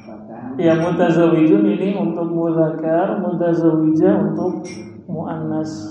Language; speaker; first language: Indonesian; native; Indonesian